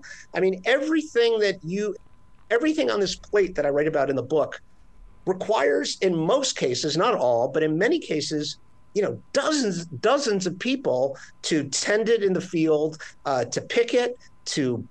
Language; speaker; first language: English; native; English